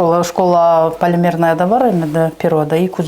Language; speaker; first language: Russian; non-native, local second language; Kyrgyz